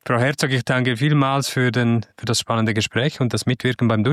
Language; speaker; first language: German; native; German